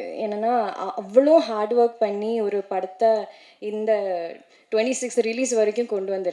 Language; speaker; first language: Tamil; non-native, learner; Malayalam